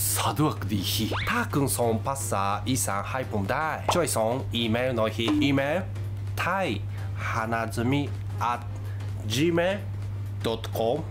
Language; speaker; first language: Thai; non-native, fluent; Japanese